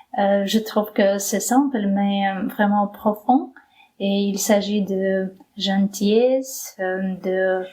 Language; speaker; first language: French; non-native, fluent; Ukrainian